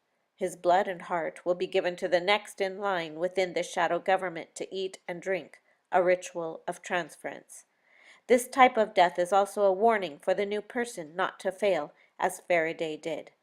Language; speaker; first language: English; native; English